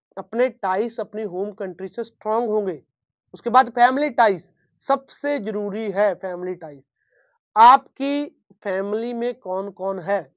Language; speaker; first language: Hindi; non-native, local second language; Punjabi